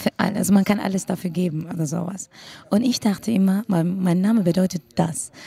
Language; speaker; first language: German; non-native, fluent; Kurdish